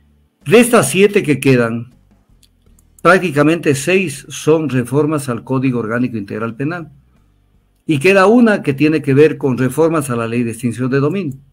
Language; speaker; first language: Spanish; native; Spanish